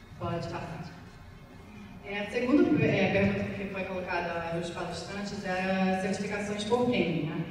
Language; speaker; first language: Portuguese; non-native, fluent; English